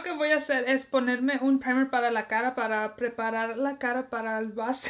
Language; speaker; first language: Spanish; early bilingual, heritage; Spanish